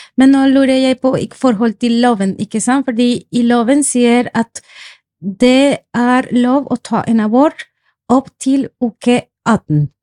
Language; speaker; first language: Norwegian; non-native, fluent; Spanish